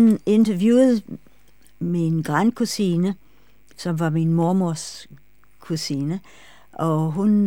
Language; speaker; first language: Danish; non-native, fluent; English